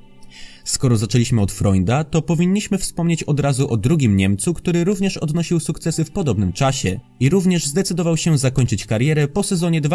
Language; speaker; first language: Polish; native; Polish